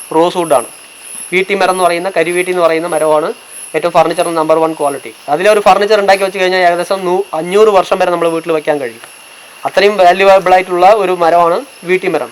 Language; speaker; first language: Malayalam; non-native, local second language; Tamil